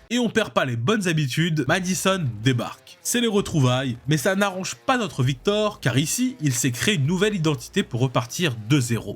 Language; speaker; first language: French; native; French